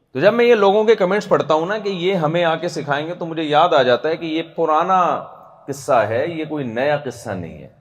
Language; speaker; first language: Urdu; native; Urdu